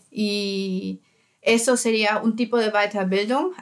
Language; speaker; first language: Spanish; native; Spanish